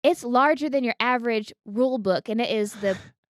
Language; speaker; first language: English; native; English